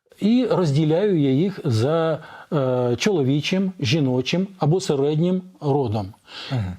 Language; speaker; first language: Ukrainian; non-native, local second language; Russian